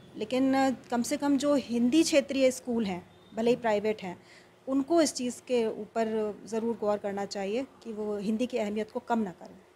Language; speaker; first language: Hindi; native; Hindi